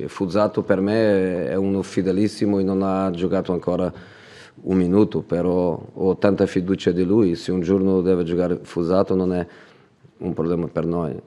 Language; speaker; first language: Italian; non-native, fluent; Portuguese